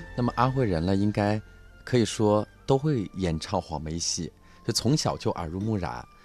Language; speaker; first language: Chinese; native; Chinese